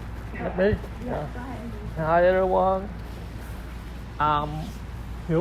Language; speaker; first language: English; non-native, learner; Vietnamese